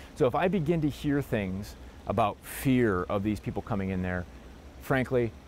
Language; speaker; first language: English; native; English